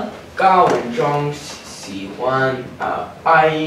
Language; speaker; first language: Chinese; non-native, learner; English